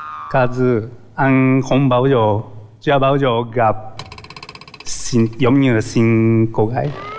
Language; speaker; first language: Vietnamese; non-native, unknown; Japanese